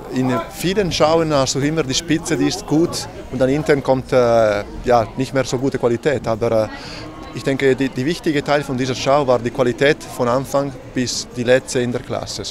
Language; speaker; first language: German; non-native, fluent; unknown